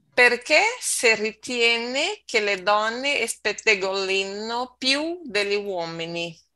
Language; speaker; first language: Italian; non-native, learner; Portuguese